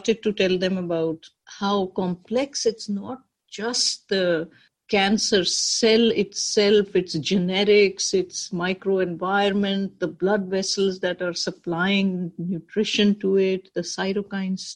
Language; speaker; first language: English; non-native, local second language; Urdu